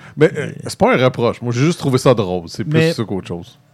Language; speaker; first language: French; native; French